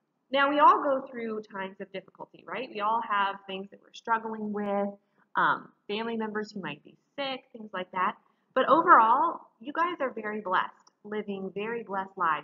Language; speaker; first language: English; native; English